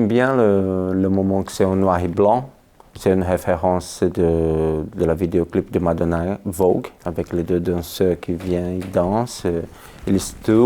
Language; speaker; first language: French; non-native, fluent; Portuguese